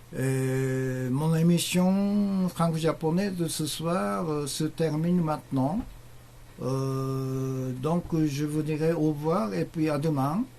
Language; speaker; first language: French; non-native, learner; Japanese